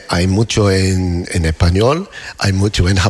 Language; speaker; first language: Spanish; non-native, learner; English